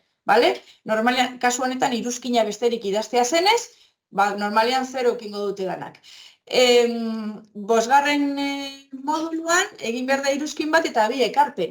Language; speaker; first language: Basque; native; Basque